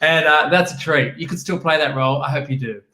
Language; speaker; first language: English; native; English